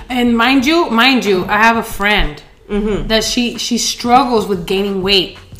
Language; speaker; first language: English; early bilingual, other home language; Spanish